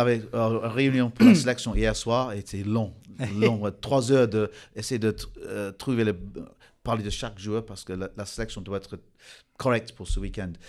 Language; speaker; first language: French; non-native, fluent; English